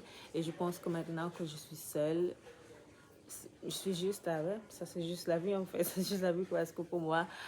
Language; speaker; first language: French; non-native, learner; English